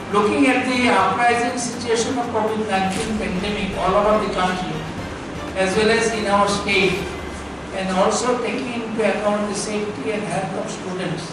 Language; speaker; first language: English; non-native, local second language; Bangla